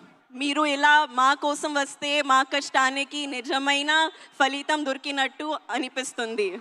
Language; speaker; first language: Telugu; non-native, learner; Hindi